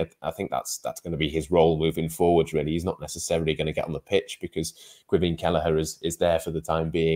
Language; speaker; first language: English; native; English